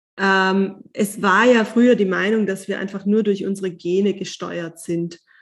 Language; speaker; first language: German; native; German